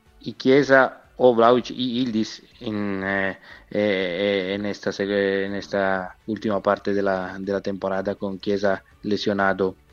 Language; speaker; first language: Spanish; non-native, fluent; Italian